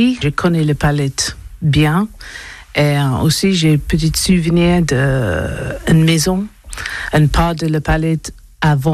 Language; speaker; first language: French; non-native, learner; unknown